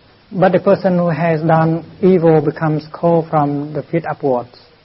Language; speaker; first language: English; non-native, fluent; Vietnamese